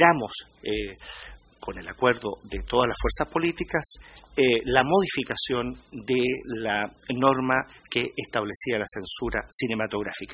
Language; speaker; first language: Spanish; native; Spanish